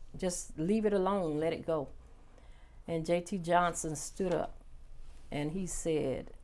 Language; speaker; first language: English; native; English